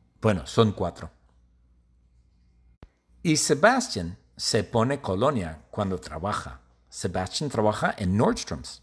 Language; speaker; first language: Spanish; non-native, learner; English